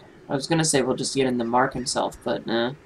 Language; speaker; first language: English; native; English